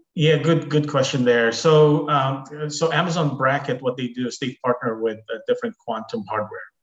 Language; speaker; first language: English; non-native, local second language; Filipino